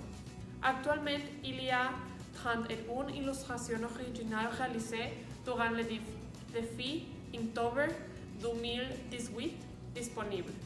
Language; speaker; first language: French; non-native, learner; Spanish